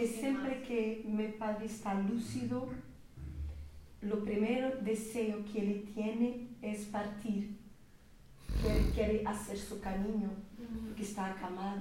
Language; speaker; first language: Spanish; non-native, learner; Portuguese